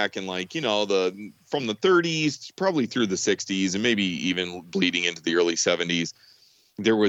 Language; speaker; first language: English; native; English